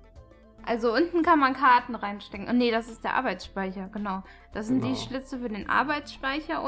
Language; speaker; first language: German; native; German